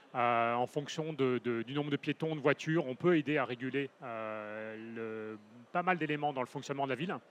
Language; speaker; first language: French; native; French